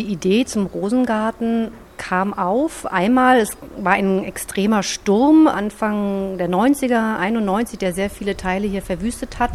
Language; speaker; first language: German; native; German